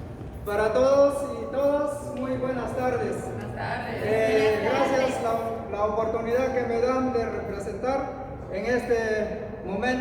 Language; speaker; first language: Spanish; non-native, local second language; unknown